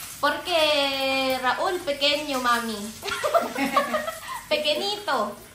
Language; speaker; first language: Spanish; non-native, learner; Filipino